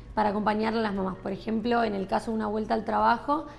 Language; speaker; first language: Spanish; native; Spanish